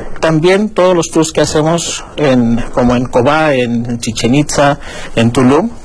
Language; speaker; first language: Spanish; non-native, fluent; Greek